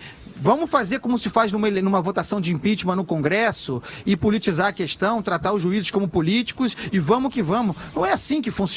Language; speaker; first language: Portuguese; native; Portuguese